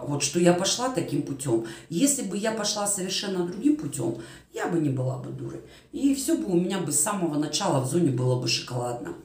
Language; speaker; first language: Russian; native; Russian